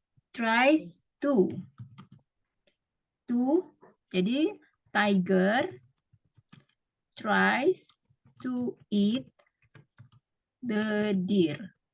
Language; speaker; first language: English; non-native, fluent; Indonesian